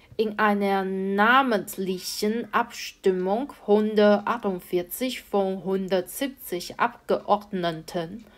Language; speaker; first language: German; non-native, fluent; Chinese